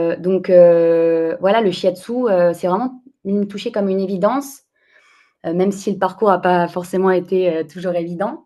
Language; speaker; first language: French; native; French